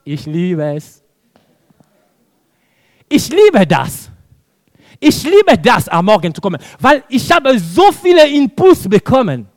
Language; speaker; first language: German; non-native, fluent; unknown